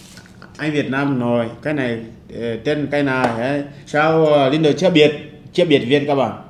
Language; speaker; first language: Vietnamese; non-native, learner; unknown